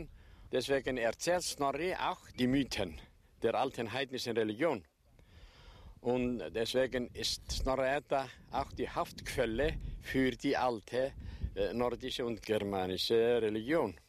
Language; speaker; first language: German; non-native, fluent; Icelandic